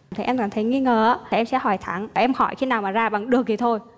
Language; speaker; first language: Vietnamese; native; Vietnamese